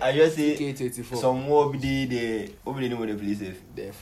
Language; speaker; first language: English; non-native, local second language; Akan